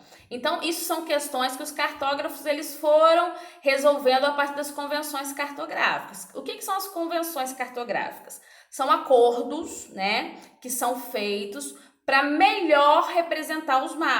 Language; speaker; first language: Portuguese; native; Portuguese